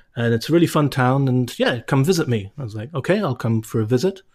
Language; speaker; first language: English; native; English